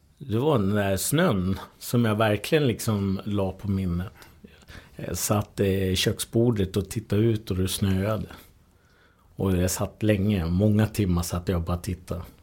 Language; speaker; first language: Swedish; early bilingual, other home language; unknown